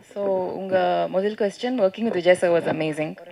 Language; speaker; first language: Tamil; non-native, local second language; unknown